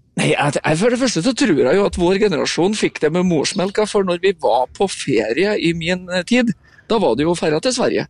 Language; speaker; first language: Norwegian; native; Norwegian